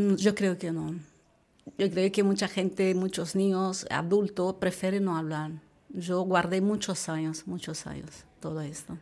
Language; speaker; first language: Spanish; non-native, fluent; Portuguese